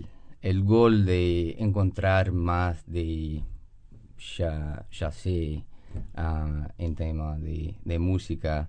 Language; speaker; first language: Spanish; non-native, learner; English